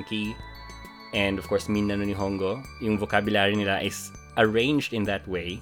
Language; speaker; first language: English; non-native, local second language; Filipino